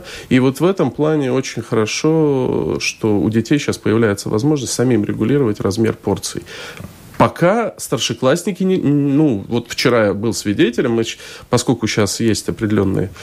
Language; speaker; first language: Russian; native; Russian